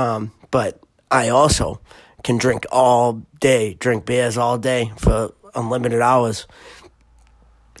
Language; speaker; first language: English; native; English